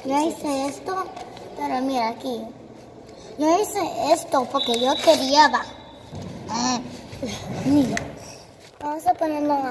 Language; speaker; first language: Spanish; early bilingual, heritage; Spanish